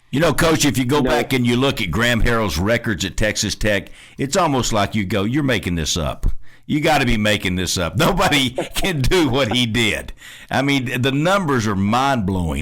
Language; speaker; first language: English; native; English